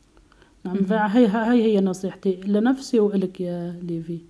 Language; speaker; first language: Arabic; native; Arabic